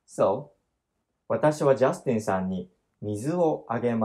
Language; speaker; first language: Japanese; non-native, learner; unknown